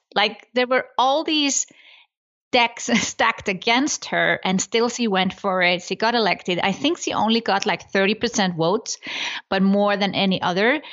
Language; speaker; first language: English; non-native, fluent; Icelandic